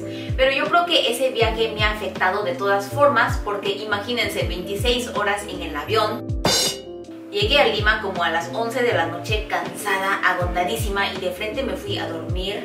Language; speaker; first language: Spanish; non-native, fluent; Korean